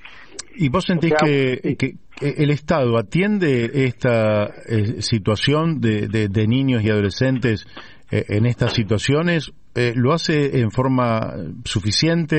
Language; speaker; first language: Spanish; native; Spanish